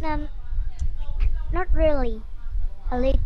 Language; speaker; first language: English; non-native, learner; Vietnamese